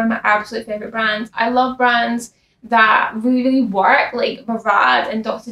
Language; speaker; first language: English; native; English